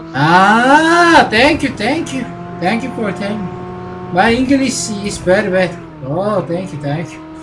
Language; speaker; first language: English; non-native, learner; Korean